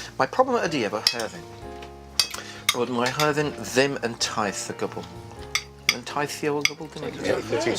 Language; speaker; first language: Welsh; non-native, learner; English